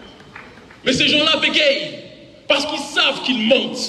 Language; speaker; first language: French; native; French